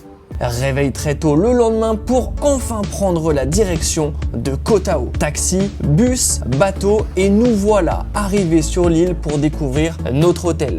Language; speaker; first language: French; native; French